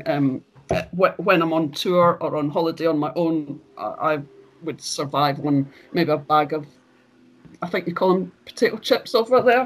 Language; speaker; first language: English; native; English